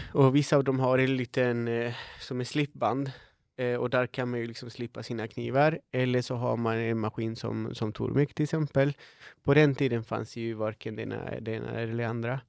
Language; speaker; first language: Swedish; non-native, fluent; Spanish